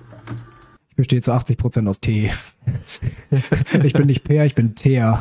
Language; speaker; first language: German; native; German